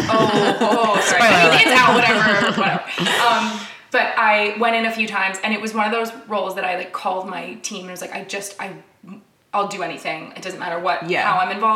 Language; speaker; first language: English; native; English